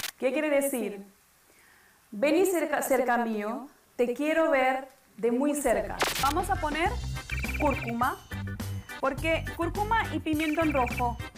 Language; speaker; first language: Spanish; non-native, fluent; Hindi